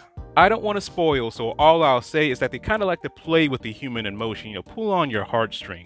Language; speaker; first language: English; native; English